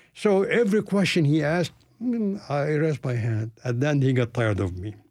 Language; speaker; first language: English; non-native, fluent; Arabic